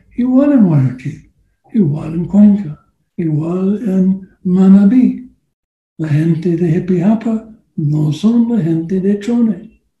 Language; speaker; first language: Spanish; non-native, learner; English